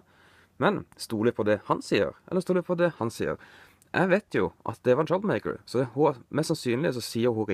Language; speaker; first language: Norwegian; native; Norwegian